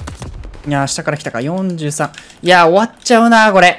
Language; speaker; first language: Japanese; native; Japanese